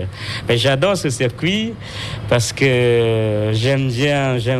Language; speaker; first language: French; non-native, local second language; Khmer